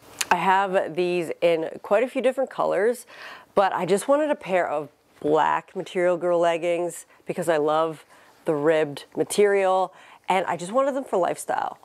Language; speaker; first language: English; native; English